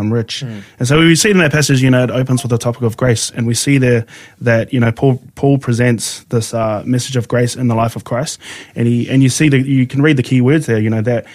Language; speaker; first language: English; native; English